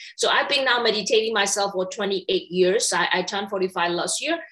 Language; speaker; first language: English; non-native, fluent; Burmese